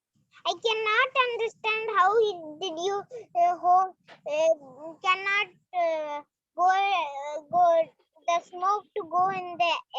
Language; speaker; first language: English; non-native, learner; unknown